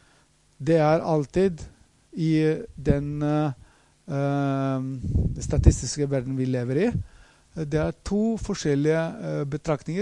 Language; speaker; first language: Norwegian; non-native, fluent; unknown